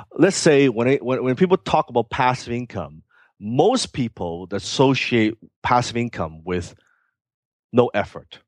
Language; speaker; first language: English; non-native, local second language; Cantonese